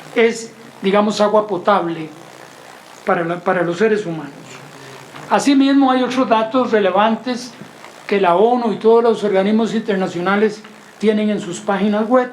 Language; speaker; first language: Spanish; native; Spanish